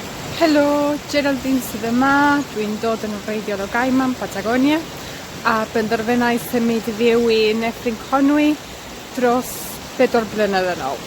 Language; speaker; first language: Welsh; non-native, fluent; Spanish